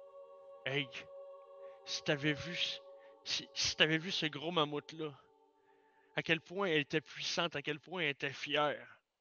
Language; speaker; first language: French; native; French